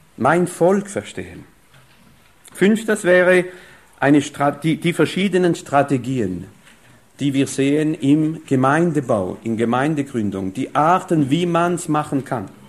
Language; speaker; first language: German; non-native, fluent; French